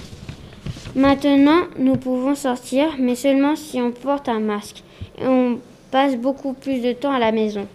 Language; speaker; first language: French; early bilingual, heritage; French